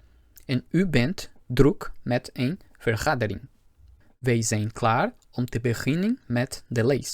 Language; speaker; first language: Dutch; non-native, fluent; Portuguese